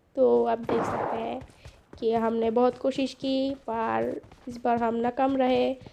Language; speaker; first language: Hindi; non-native, fluent; Bangla